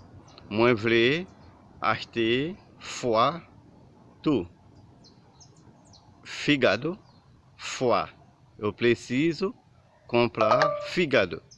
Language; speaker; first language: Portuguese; non-native, learner; Haitian Creole